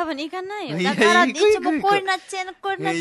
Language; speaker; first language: Japanese; non-native, learner; Nepali